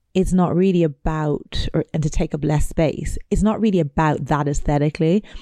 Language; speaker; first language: English; native; English